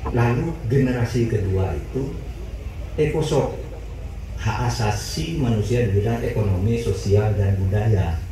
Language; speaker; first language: Indonesian; non-native, local second language; Madurese